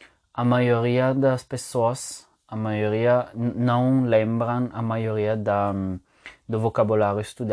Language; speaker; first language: Portuguese; non-native, fluent; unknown